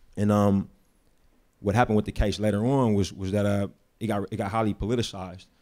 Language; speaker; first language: English; native; English